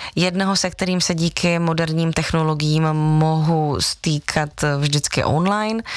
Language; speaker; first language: Czech; native; Czech